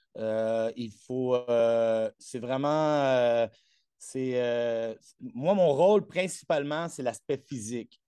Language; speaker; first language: French; non-native, fluent; Spanish